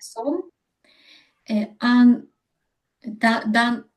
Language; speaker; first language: French; non-native, learner; Ukrainian